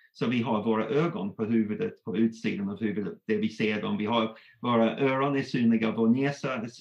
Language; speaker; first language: Swedish; non-native, fluent; English